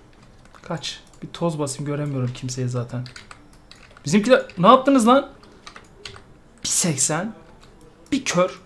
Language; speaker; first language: Turkish; native; Turkish